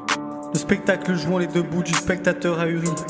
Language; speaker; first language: French; native; French